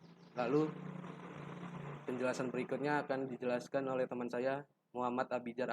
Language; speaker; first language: Indonesian; native; Indonesian